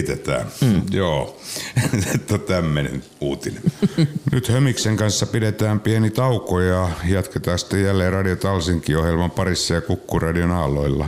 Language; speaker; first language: Finnish; native; Finnish